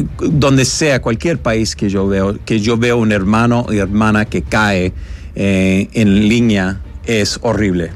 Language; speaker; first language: Spanish; early bilingual, heritage; Spanish